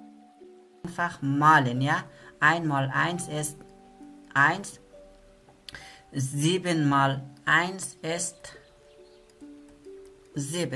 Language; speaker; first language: German; non-native, learner; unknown